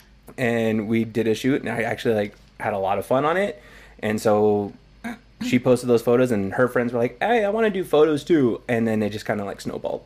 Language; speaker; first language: English; native; English